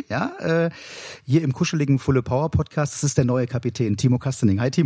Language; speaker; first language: German; native; German